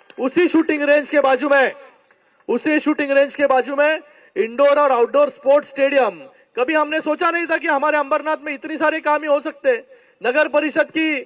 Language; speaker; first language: Hindi; non-native, local second language; Marathi